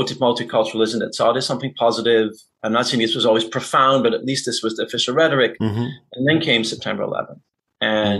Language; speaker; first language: English; non-native, fluent; Dutch